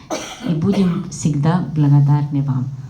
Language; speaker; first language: Russian; non-native, fluent; Hindi